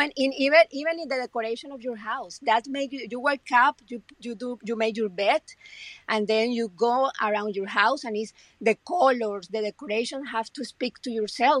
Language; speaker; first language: English; non-native, fluent; Spanish